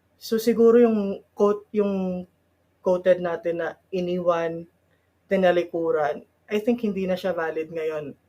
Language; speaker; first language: Filipino; non-native, local second language; Hiligaynon